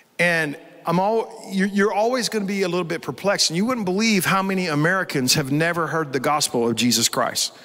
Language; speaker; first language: English; native; English